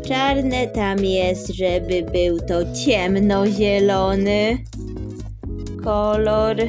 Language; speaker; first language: Polish; early bilingual, heritage; Polish